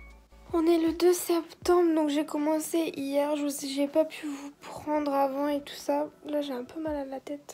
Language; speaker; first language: French; native; French